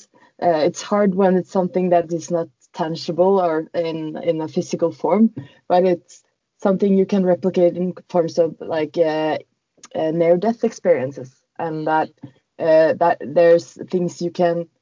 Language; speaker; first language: English; non-native, fluent; Norwegian